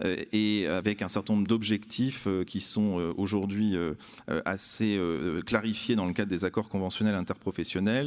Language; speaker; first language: French; native; French